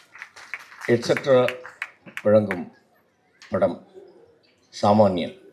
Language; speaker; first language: Tamil; native; Tamil